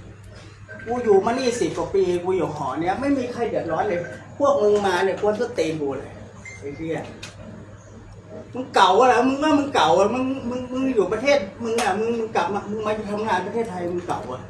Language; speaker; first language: Thai; native; Thai